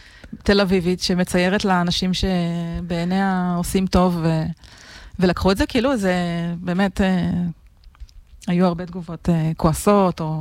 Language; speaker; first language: Hebrew; native; Hebrew